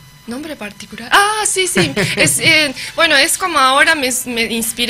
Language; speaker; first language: Spanish; non-native, learner; Japanese